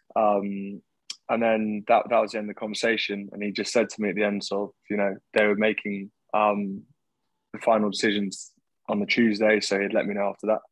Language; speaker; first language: English; native; English